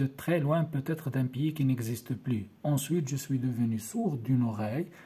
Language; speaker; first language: French; non-native, local second language; Arabic